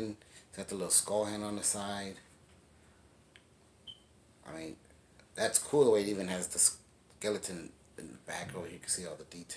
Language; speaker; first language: English; native; English